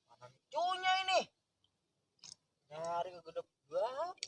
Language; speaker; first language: Indonesian; native; Indonesian